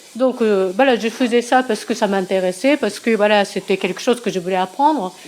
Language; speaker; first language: French; non-native, fluent; Japanese